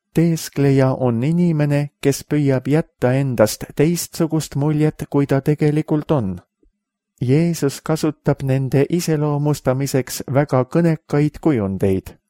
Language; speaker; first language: Estonian; native; Estonian